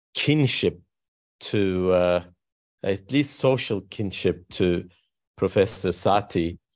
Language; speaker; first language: English; non-native, fluent; Turkish